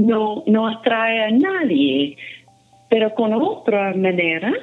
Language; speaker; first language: Spanish; non-native, fluent; English